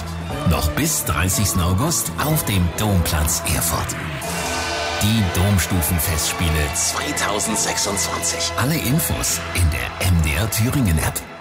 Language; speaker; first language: German; native; German